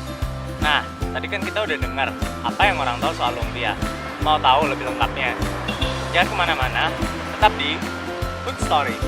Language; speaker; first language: Indonesian; native; Indonesian